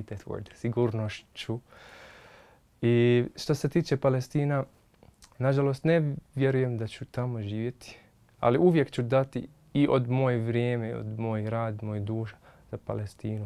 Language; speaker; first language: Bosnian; non-native, fluent; Arabic